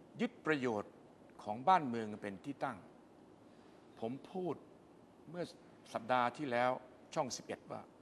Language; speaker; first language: Thai; native; Thai